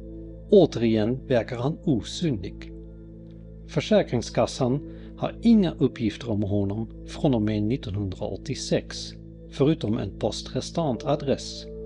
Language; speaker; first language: Swedish; native; Swedish